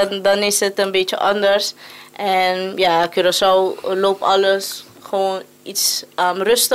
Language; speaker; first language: Dutch; non-native, local second language; Papiamento